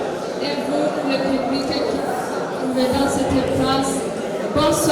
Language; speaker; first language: French; non-native, local second language; Rundi